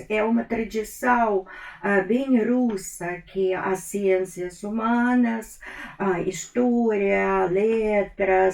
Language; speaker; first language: Portuguese; non-native, fluent; Russian